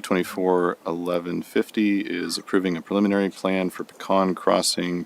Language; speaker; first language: English; native; English